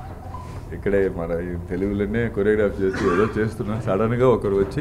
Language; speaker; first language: Telugu; non-native, learner; Tamil